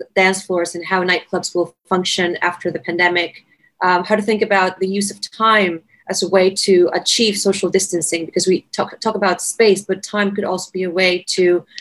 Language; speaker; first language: English; non-native, fluent; Spanish